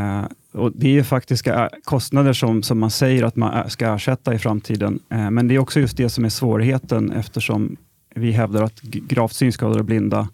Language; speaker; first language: Swedish; native; Swedish